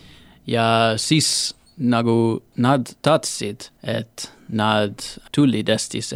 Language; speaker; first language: Estonian; non-native, learner; English